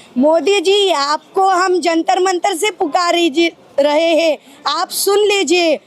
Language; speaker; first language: Hindi; non-native, local second language; Marathi